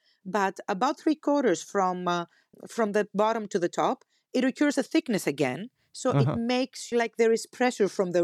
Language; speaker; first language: English; non-native, fluent; Greek